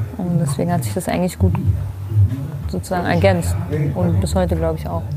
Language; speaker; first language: German; early bilingual, other home language; Kurdish